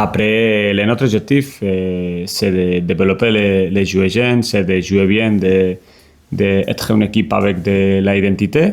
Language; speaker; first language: French; non-native, learner; Spanish